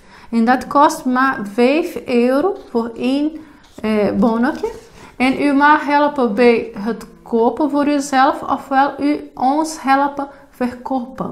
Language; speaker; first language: Dutch; non-native, fluent; Portuguese